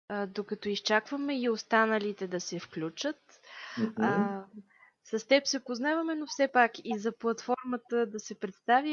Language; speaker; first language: Bulgarian; native; Bulgarian